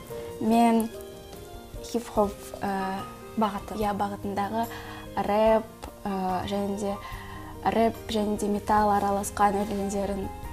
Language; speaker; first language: Kazakh; non-native, local second language; Russian